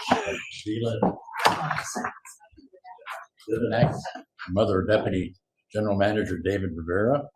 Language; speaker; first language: English; native; English